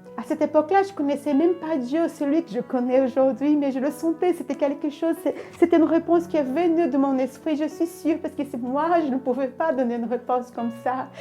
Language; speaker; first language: French; non-native, fluent; Portuguese